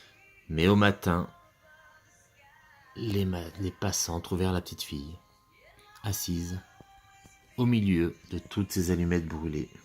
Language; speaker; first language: French; native; French